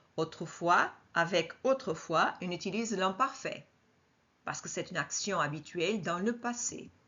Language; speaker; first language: French; non-native, fluent; Portuguese